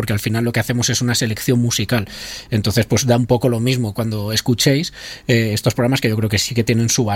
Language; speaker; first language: Spanish; native; Spanish